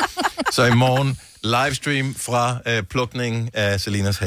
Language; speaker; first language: Danish; native; Danish